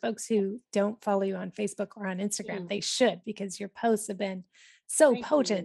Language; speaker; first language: English; native; English